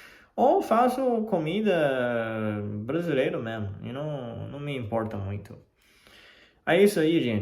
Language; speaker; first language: Portuguese; non-native, fluent; Chinese